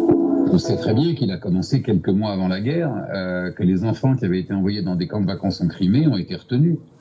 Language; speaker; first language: French; native; French